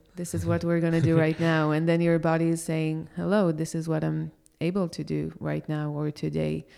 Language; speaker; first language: English; non-native, fluent; Hebrew